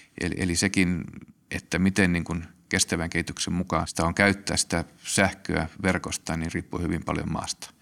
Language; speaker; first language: Finnish; native; Finnish